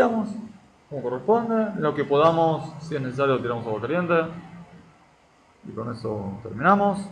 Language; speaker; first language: Spanish; native; Spanish